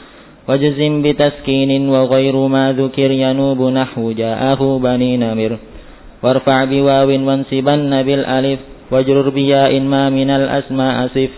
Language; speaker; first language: Arabic; non-native, learner; Indonesian